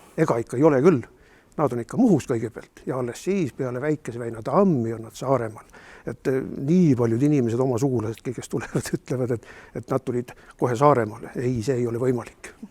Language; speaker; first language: Estonian; native; Estonian